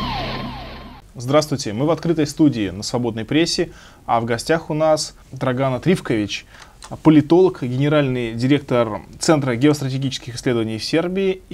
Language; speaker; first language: Russian; native; Russian